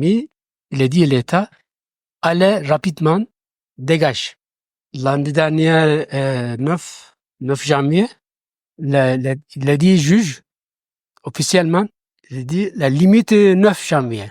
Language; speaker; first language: French; non-native, learner; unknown